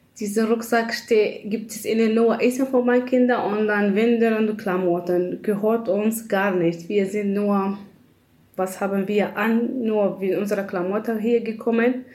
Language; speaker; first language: German; non-native, learner; Arabic